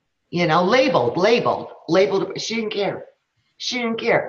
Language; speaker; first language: English; early bilingual, other home language; Spanish